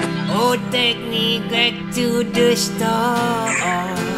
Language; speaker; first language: English; non-native, learner; Indonesian